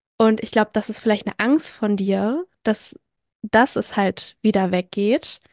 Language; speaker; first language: German; early bilingual, other home language; French